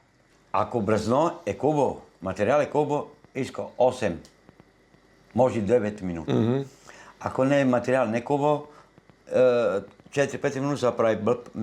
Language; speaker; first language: Bulgarian; non-native, learner; Italian